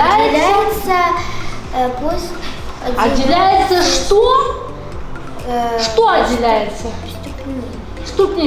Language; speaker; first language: Russian; non-native, local second language; Kazakh